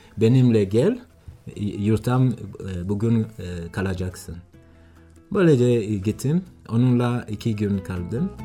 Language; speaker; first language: Turkish; non-native, learner; Swahili